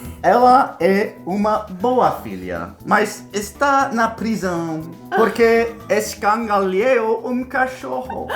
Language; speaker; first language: Portuguese; non-native, fluent; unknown